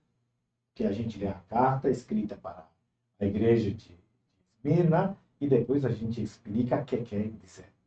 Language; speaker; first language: Portuguese; non-native, fluent; Turkish